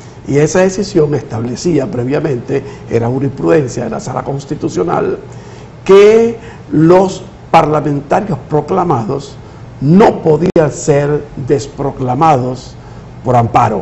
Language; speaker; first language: Spanish; native; Spanish